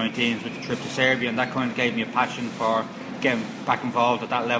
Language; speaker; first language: English; native; English